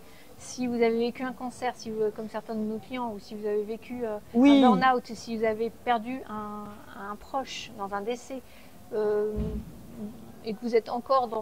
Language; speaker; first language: French; native; French